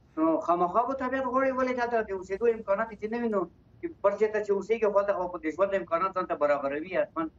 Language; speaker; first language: Pashto; non-native, local second language; Punjabi